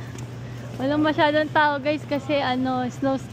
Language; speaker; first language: Filipino; native; Filipino